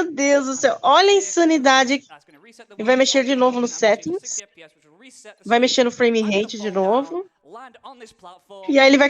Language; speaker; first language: Portuguese; native; Portuguese